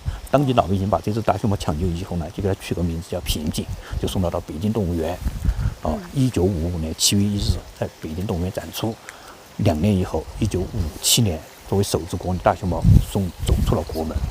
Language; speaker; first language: Chinese; native; Chinese